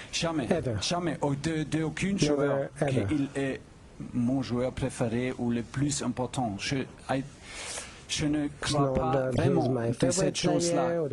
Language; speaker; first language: French; non-native, fluent; German